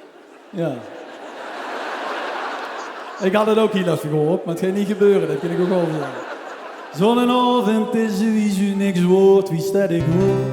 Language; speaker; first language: Dutch; native; Dutch